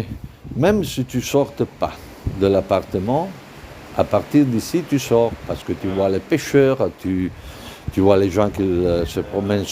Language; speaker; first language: French; non-native, fluent; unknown